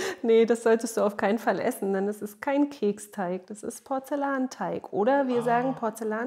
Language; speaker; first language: German; native; German